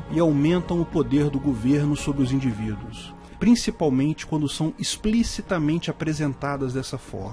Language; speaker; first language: Portuguese; native; Portuguese